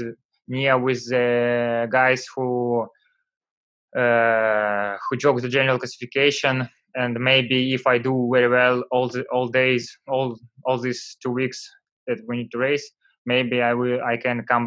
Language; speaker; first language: English; non-native, learner; Russian